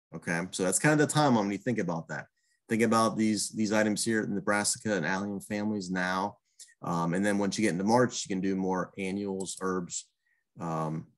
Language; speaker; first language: English; native; English